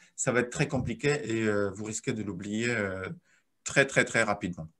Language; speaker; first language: French; non-native, fluent; Polish